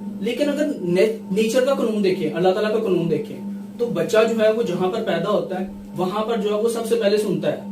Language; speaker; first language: Urdu; non-native, local second language; Punjabi